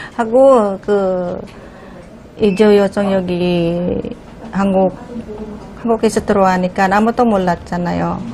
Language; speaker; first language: Korean; non-native, learner; Filipino